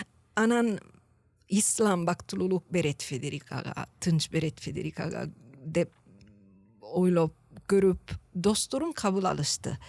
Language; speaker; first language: Kyrgyz; non-native, learner; Italian